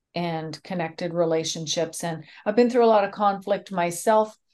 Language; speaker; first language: English; native; English